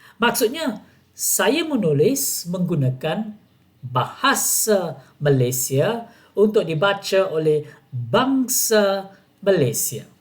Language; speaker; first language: Malay; non-native, local second language; Tamil